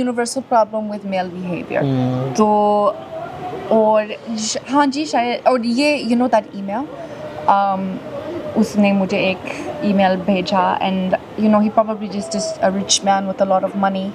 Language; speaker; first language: Hindi; non-native, learner; English